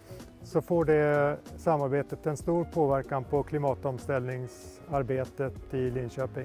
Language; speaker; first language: Swedish; native; Swedish